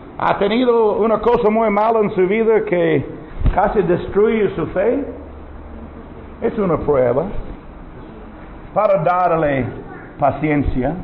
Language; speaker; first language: Spanish; non-native, learner; English